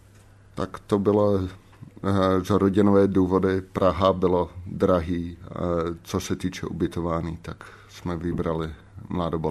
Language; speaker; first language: Czech; non-native, fluent; Dutch